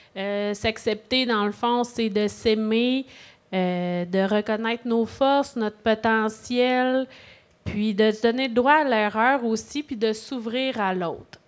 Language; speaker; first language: French; native; French